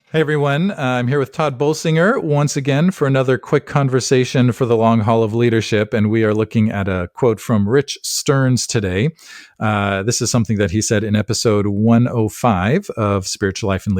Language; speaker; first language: English; native; English